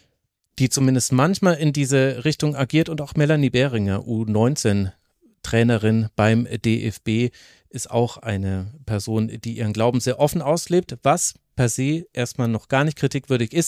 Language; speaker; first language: German; native; German